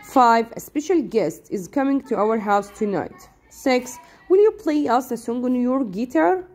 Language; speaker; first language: English; non-native, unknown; Arabic